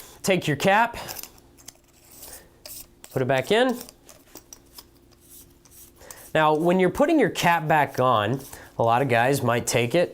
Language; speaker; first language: English; native; English